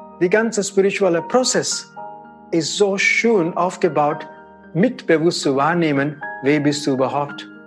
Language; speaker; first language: German; non-native, fluent; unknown